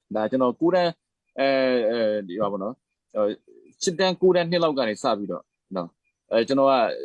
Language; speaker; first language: Burmese; native; Burmese